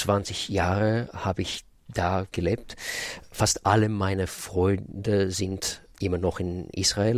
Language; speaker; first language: German; non-native, fluent; Russian